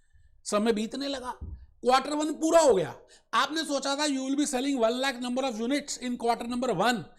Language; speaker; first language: Hindi; native; Hindi